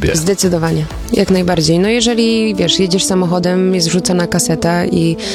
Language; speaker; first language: Polish; early bilingual, heritage; Polish